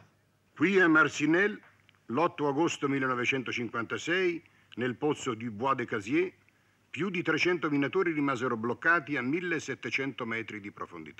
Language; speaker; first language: Italian; native; Italian